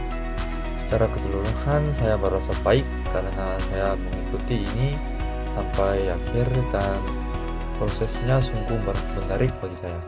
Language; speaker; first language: Indonesian; non-native, learner; Korean